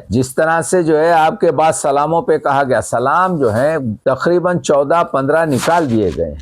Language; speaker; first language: Urdu; native; Urdu